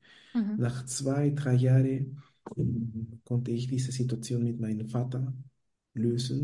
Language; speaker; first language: German; non-native, fluent; Spanish